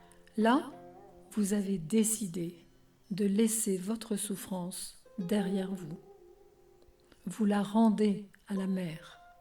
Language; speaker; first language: French; native; French